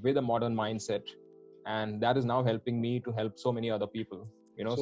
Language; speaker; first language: English; non-native, local second language; Gujarati